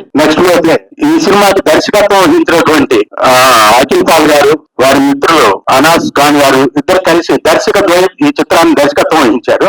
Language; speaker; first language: Telugu; native; Telugu